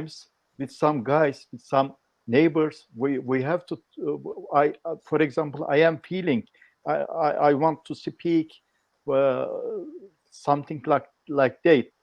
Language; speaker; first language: English; non-native, learner; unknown